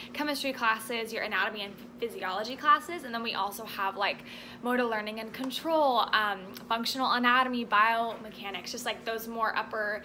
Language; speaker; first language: English; native; English